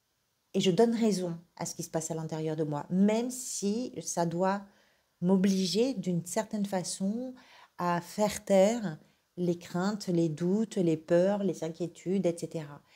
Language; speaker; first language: French; native; French